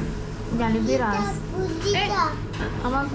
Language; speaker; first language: Turkish; non-native, learner; Indonesian